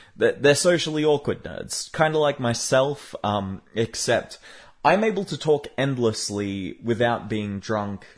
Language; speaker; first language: English; native; English